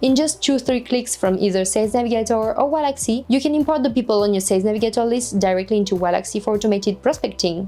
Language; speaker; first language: English; non-native, fluent; French